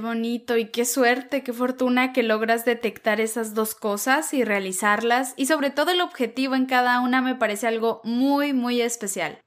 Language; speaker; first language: Spanish; native; Spanish